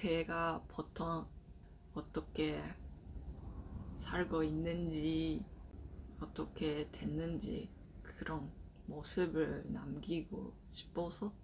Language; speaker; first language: Korean; non-native, learner; Japanese